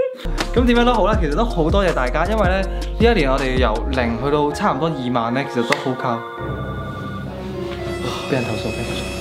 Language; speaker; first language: Chinese; native; Chinese